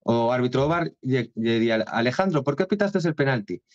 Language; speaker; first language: Spanish; non-native, local second language; Galician